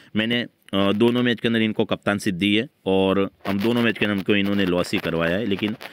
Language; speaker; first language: Hindi; native; Hindi